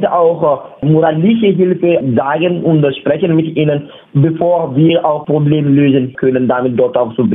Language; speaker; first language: German; non-native, fluent; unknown